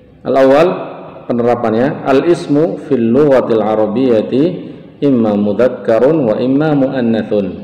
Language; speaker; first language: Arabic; non-native, fluent; Indonesian